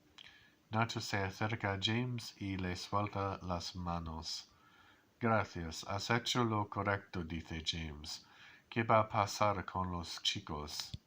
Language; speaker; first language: Spanish; non-native, learner; English